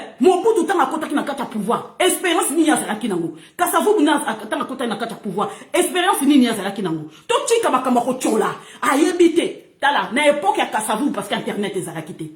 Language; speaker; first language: Lingala; native; Lingala